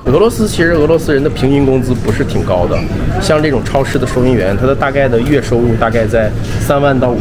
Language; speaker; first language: Chinese; native; Chinese